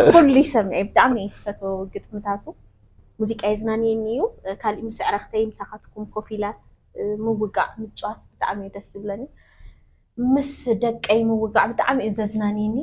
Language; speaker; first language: Tigrinya; non-native, local second language; Amharic